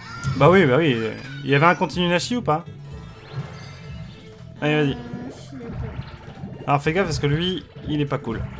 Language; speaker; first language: French; native; French